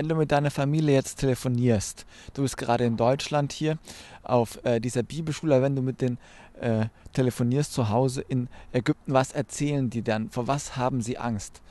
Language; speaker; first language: German; native; German